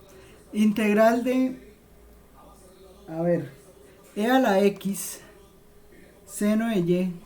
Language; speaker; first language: Spanish; native; Spanish